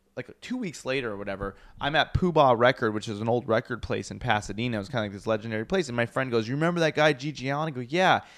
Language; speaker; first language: English; native; English